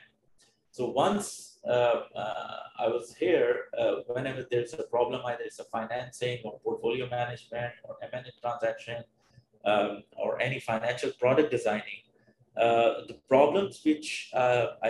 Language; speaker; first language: English; non-native, local second language; Urdu